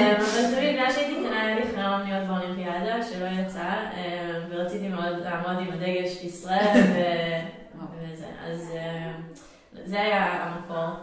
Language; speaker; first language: Hebrew; early bilingual, heritage; Hebrew